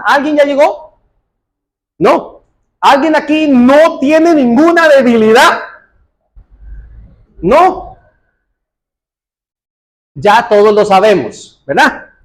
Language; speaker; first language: Spanish; native; Spanish